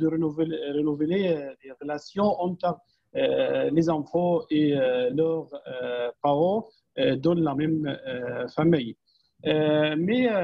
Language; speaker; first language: French; non-native, fluent; Arabic